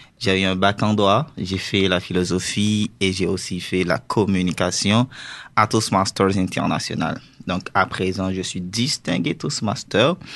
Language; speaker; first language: French; non-native, local second language; Haitian Creole